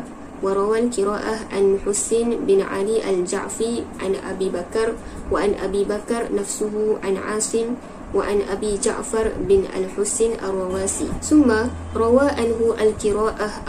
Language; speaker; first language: Arabic; non-native, learner; Malay